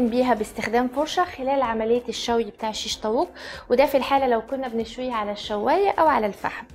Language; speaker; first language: Arabic; native; Arabic